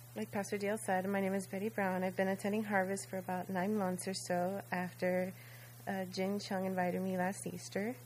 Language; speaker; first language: English; non-native, fluent; Spanish